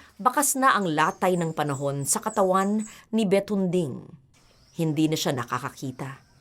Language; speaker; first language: Filipino; native; Filipino